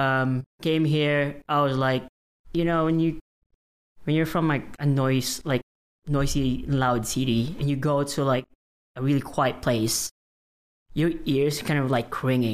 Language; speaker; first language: English; non-native, local second language; Filipino